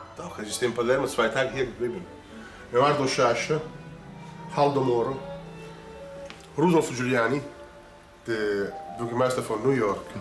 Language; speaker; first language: German; non-native, learner; Italian